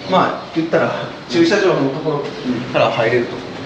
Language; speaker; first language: Japanese; native; Japanese